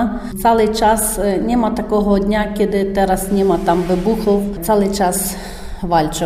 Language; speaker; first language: Polish; non-native, learner; Ukrainian